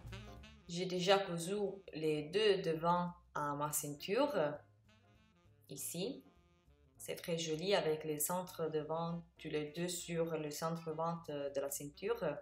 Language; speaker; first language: French; non-native, fluent; Italian